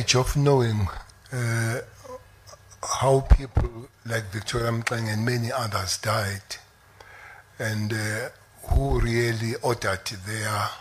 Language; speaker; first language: English; non-native, local second language; Zulu